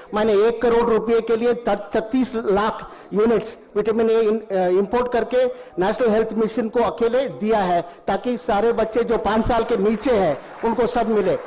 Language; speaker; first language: Hindi; non-native, local second language; Tamil